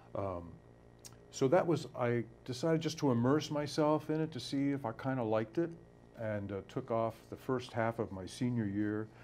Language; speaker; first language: English; native; English